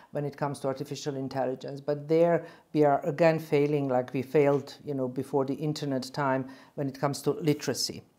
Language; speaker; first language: English; non-native, fluent; Bosnian